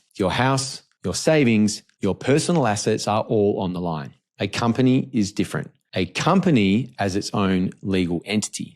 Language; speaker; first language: English; native; English